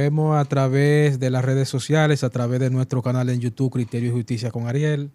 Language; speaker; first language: Spanish; native; Spanish